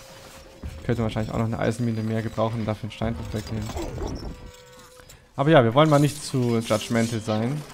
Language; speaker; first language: German; native; German